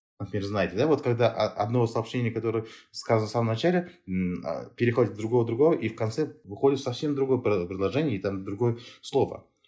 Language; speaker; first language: Russian; non-native, local second language; Kazakh